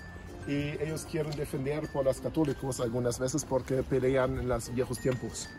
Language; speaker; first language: Spanish; non-native, learner; German